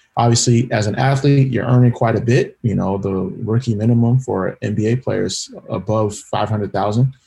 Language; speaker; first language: English; native; English